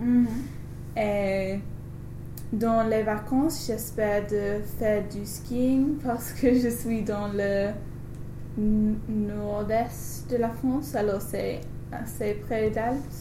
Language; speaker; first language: French; non-native, learner; English